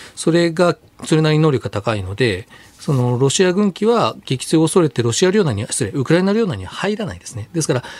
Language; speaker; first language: Japanese; native; Japanese